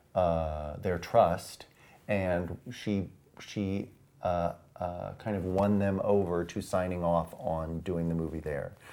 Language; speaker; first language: English; native; English